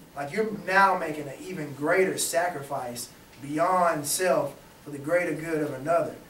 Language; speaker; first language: English; native; English